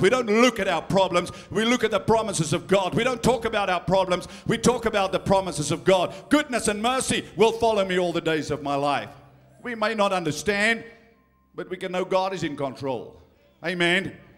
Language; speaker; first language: English; non-native, local second language; Afrikaans